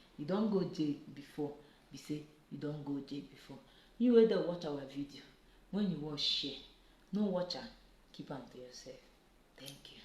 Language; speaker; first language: Nigerian Pidgin; native; Nigerian Pidgin